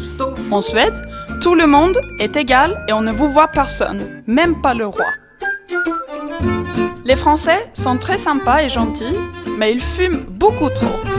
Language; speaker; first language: French; non-native, fluent; Swedish